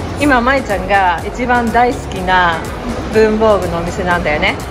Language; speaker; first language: Japanese; native; Japanese